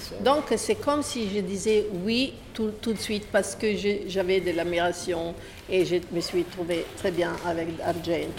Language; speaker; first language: French; non-native, fluent; Italian